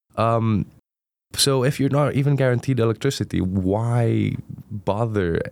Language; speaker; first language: English; non-native, fluent; Greek